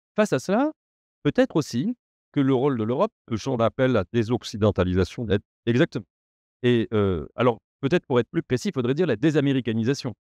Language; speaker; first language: French; native; French